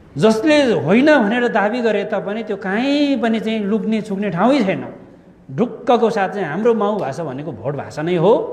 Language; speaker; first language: Nepali; non-native, local second language; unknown